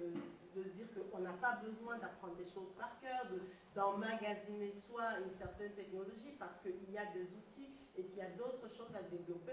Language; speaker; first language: French; native; French